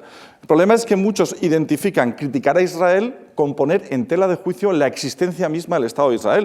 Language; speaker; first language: Spanish; native; Spanish